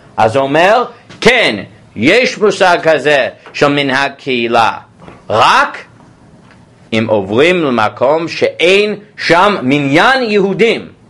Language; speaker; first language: Hebrew; non-native, fluent; English